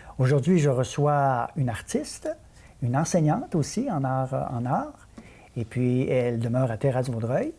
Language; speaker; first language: French; native; French